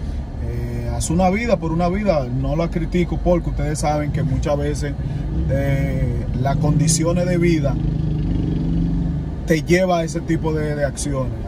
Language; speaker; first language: Spanish; native; Spanish